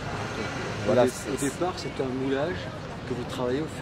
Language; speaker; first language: French; native; French